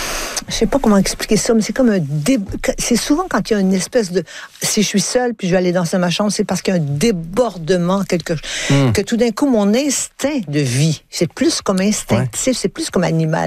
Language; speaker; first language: French; native; French